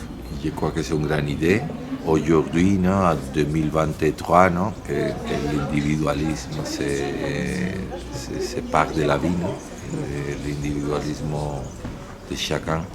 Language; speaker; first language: French; non-native, learner; Spanish